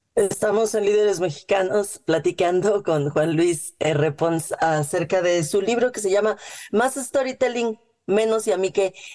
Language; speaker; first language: Spanish; native; Spanish